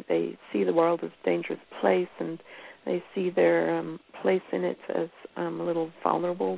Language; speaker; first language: English; native; English